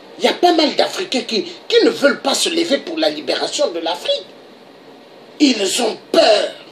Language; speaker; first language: French; non-native, local second language; Lingala